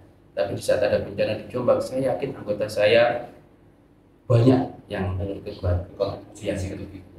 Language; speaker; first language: Indonesian; native; Indonesian